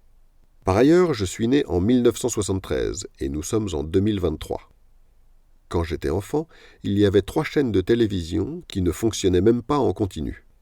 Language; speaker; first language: French; native; French